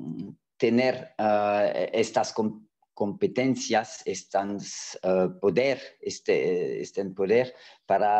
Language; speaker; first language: Spanish; non-native, fluent; French